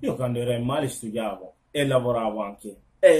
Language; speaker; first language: Italian; non-native, learner; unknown